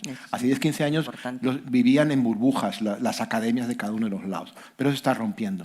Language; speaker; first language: Spanish; native; Spanish